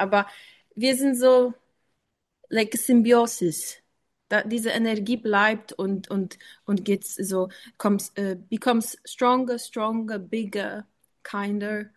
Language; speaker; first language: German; non-native, learner; English